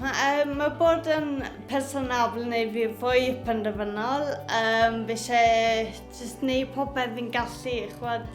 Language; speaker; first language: Welsh; native; Welsh